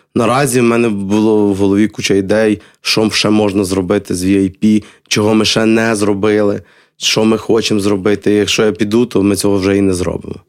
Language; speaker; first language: Ukrainian; native; Ukrainian